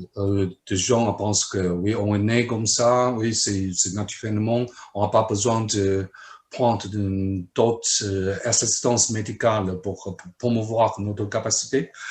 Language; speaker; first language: French; non-native, fluent; Chinese